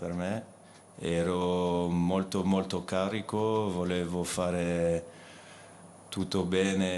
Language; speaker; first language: Italian; non-native, fluent; French